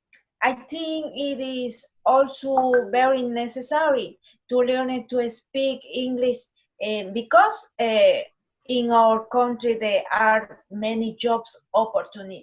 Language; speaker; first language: English; non-native, learner; Spanish